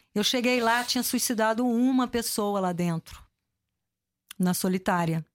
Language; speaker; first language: Portuguese; native; Portuguese